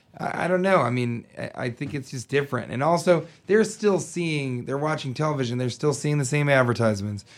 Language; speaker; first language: English; native; English